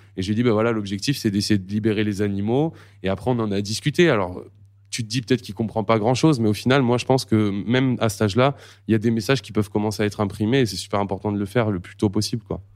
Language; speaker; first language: French; native; French